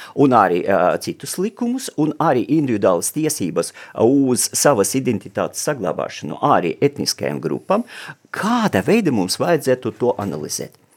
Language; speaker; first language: Latvian; non-native, local second language; Russian